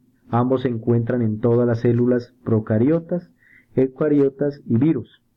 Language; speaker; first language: Spanish; native; Spanish